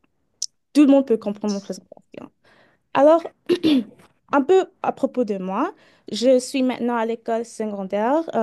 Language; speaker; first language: French; early bilingual, heritage; French